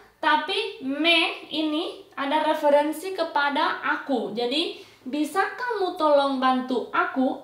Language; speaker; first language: Indonesian; non-native, fluent; Spanish